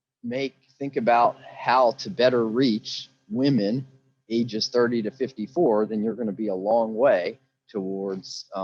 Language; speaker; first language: English; native; English